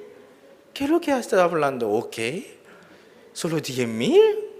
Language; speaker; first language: Spanish; non-native, learner; Korean